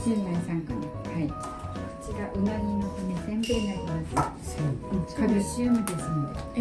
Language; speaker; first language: Japanese; native; Japanese